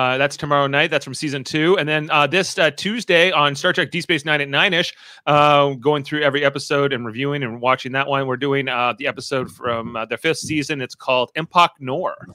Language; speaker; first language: English; native; English